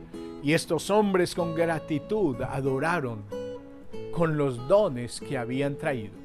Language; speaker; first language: Spanish; native; Spanish